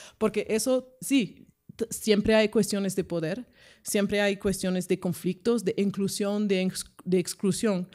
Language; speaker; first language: Spanish; non-native, fluent; French